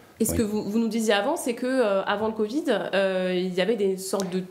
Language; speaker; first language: French; native; French